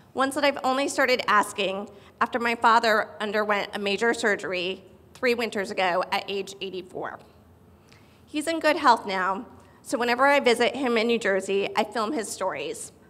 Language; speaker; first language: English; native; English